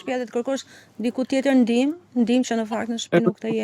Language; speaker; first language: Albanian; native; Albanian